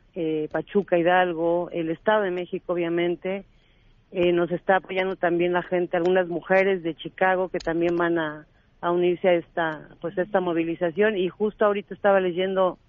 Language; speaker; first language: Spanish; native; Spanish